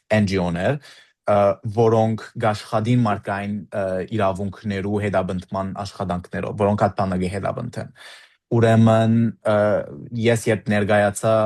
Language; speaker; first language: Armenian; early bilingual, heritage; Armenian